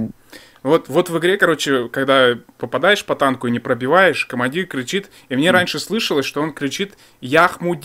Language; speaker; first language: Russian; native; Russian